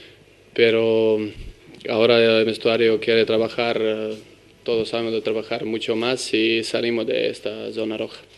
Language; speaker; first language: Spanish; non-native, learner; Serbian